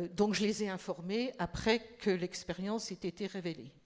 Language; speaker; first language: French; native; French